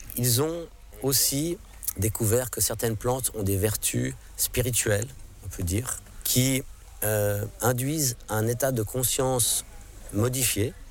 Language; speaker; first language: French; non-native, local second language; English